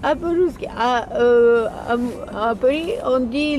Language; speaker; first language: French; non-native, local second language; Russian